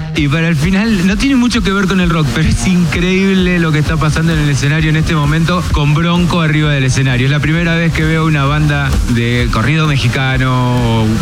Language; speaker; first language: Spanish; native; Spanish